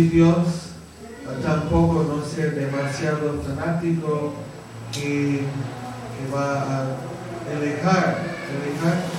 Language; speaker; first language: Spanish; non-native, fluent; English